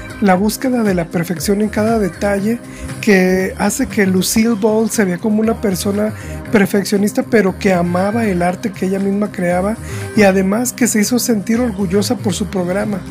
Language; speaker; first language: Spanish; native; Spanish